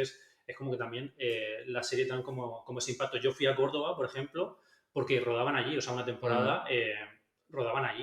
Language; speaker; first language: Spanish; native; Spanish